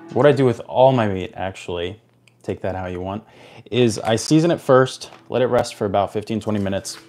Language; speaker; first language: English; native; English